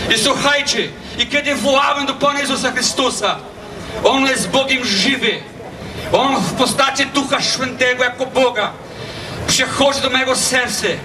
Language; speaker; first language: Polish; non-native, learner; Portuguese